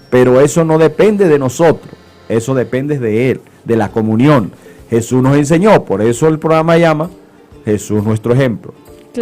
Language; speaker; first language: Spanish; native; Spanish